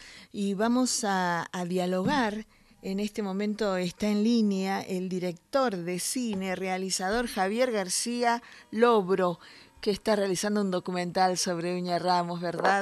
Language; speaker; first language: Spanish; native; Spanish